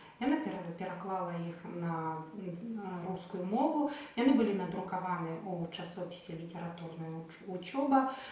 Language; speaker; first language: Belarusian; native; Belarusian